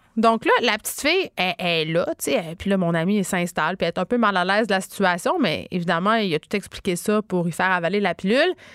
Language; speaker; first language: French; native; French